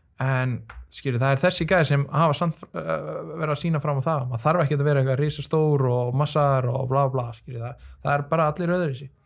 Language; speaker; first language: Icelandic; early bilingual, other home language; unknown